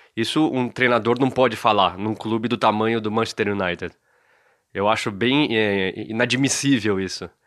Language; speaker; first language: Portuguese; native; Portuguese